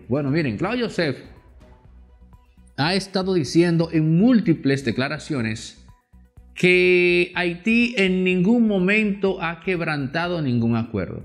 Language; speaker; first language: Spanish; native; Spanish